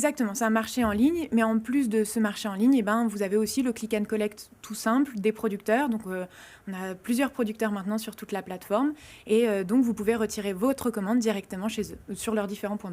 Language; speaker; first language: French; native; French